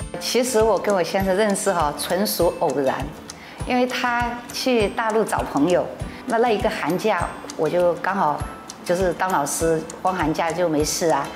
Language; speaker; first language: Chinese; native; Chinese